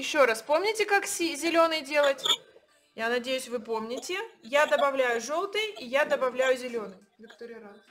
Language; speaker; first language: Russian; native; Russian